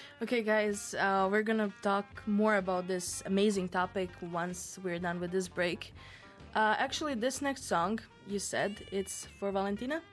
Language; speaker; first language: English; non-native, fluent; Croatian